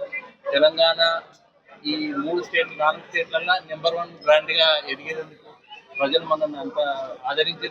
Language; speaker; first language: Telugu; native; Telugu